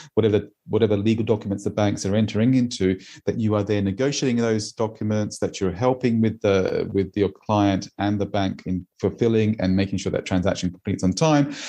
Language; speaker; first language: English; native; English